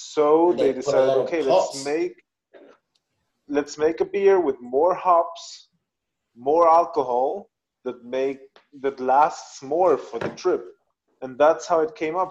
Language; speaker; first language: English; non-native, fluent; Spanish